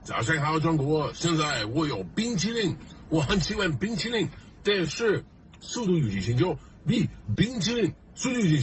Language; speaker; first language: Chinese; non-native, learner; English